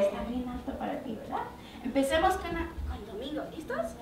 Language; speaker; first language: Spanish; early bilingual, heritage; Spanish